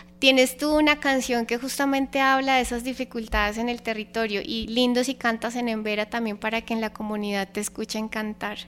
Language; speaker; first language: Spanish; native; Spanish